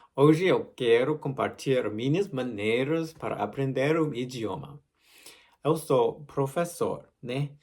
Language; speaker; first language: Portuguese; non-native, learner; English